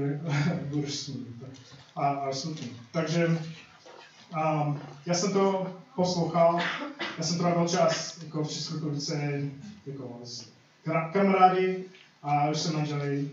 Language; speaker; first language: Czech; non-native, fluent; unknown